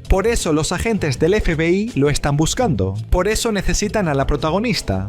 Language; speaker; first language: Spanish; native; Spanish